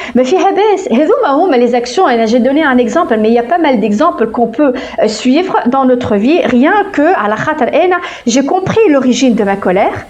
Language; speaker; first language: French; non-native, local second language; Arabic